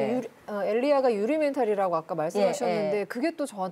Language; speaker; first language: Korean; native; Korean